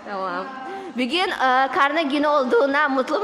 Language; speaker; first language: Turkish; non-native, fluent; Kazakh